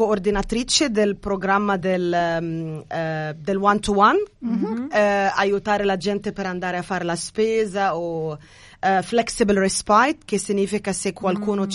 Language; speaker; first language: Italian; non-native, fluent; Arabic